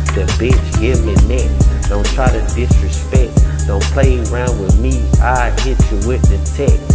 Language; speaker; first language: English; native; English